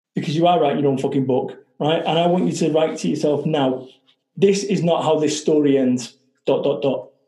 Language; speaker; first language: English; native; English